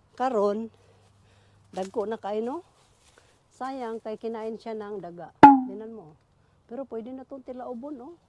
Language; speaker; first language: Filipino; non-native, local second language; Cebuano